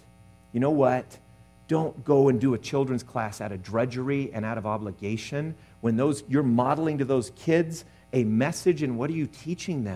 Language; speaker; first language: English; native; English